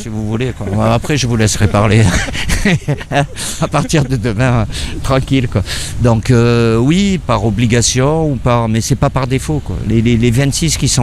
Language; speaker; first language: French; native; French